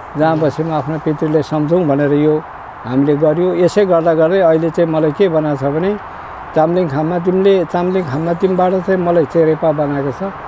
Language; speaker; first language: Nepali; non-native, local second language; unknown